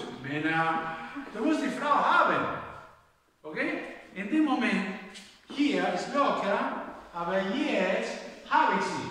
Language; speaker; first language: German; non-native, fluent; Spanish